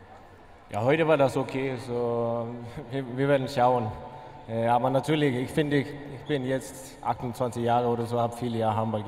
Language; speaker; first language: German; non-native, learner; Icelandic